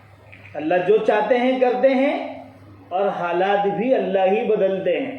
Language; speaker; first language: Urdu; native; Urdu